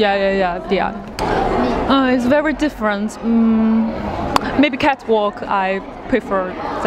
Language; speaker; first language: English; non-native, learner; Chinese